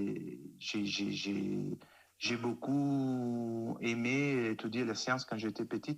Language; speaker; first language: French; non-native, fluent; Italian